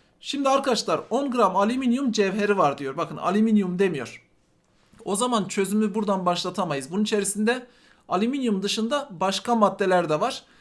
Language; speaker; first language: Turkish; native; Turkish